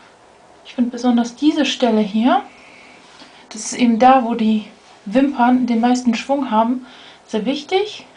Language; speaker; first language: German; native; German